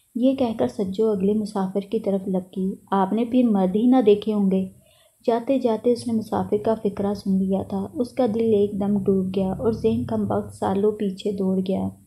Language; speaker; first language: Urdu; native; Urdu